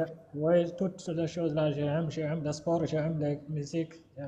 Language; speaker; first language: French; non-native, learner; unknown